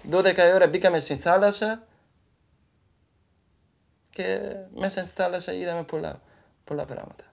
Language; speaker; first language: Greek; non-native, learner; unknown